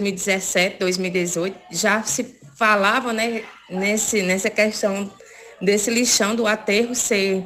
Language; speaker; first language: Portuguese; native; Portuguese